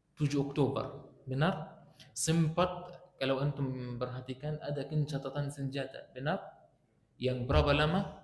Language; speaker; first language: Malay; non-native, fluent; Arabic